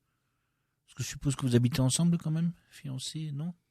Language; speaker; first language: French; native; French